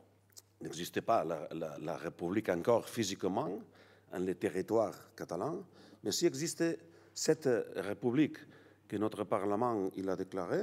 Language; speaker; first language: French; non-native, learner; Catalan